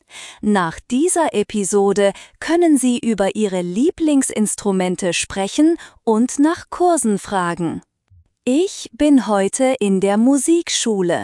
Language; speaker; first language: German; non-native, fluent; Turkish